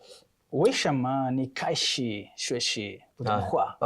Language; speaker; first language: Chinese; non-native, learner; Portuguese